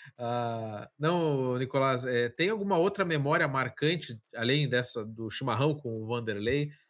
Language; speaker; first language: Portuguese; native; Portuguese